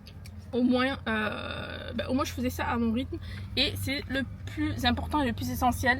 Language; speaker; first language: French; native; French